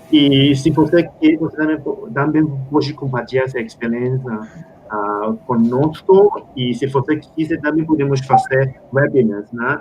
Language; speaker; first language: Portuguese; non-native, fluent; Spanish